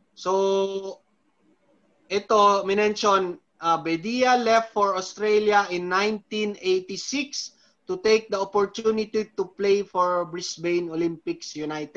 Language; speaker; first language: English; non-native, local second language; Filipino